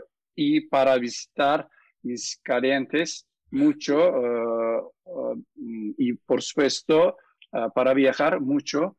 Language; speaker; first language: Spanish; non-native, learner; Turkish